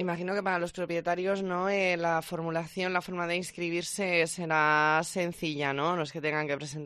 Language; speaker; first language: Spanish; native; Spanish